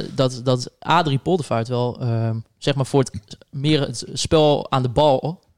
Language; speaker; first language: Dutch; native; Dutch